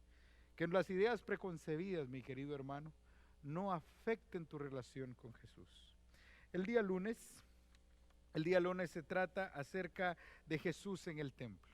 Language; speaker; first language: Spanish; native; Spanish